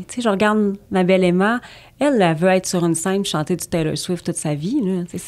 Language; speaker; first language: French; native; French